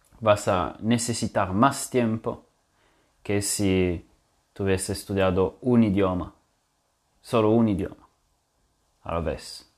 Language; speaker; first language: Spanish; non-native, fluent; French